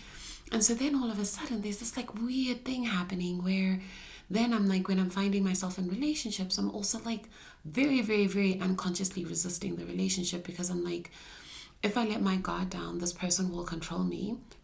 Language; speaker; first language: English; non-native, local second language; Shona